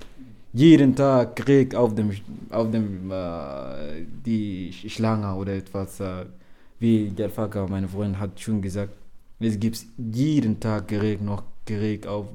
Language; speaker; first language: German; non-native, learner; Arabic